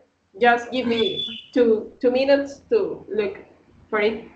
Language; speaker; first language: English; non-native, learner; Spanish